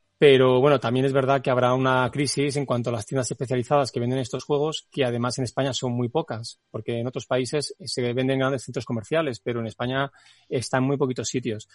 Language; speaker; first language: Spanish; native; Spanish